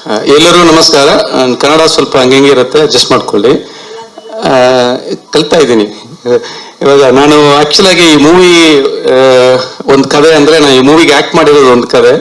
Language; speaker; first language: Kannada; non-native, learner; Tamil